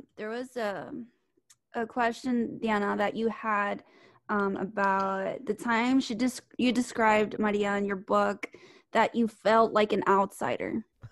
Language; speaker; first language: English; early bilingual, other home language; Spanish